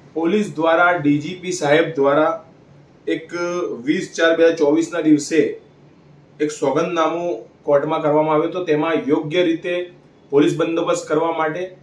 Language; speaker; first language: Gujarati; native; Gujarati